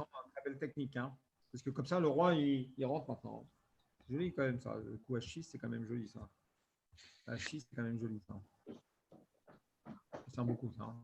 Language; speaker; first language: French; native; French